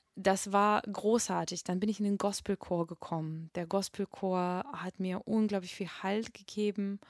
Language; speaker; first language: German; non-native, fluent; Russian